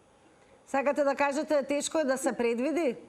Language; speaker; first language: Macedonian; native; Macedonian